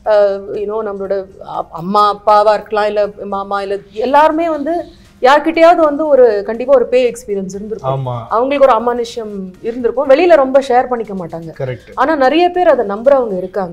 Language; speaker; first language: Tamil; native; Tamil